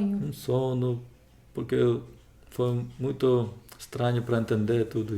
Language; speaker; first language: Portuguese; non-native, learner; Russian